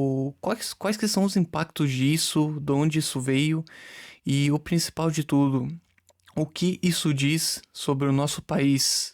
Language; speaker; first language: Portuguese; native; Portuguese